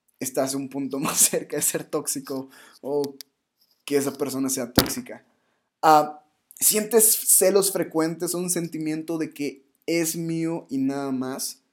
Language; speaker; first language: Spanish; native; Spanish